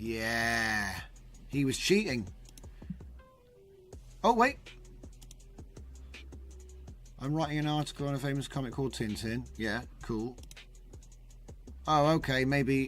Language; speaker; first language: English; native; English